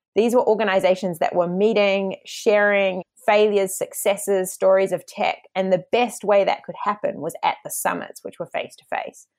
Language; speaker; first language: English; native; English